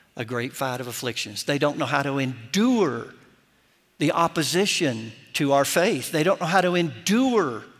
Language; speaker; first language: English; native; English